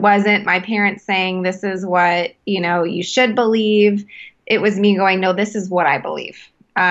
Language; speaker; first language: English; native; English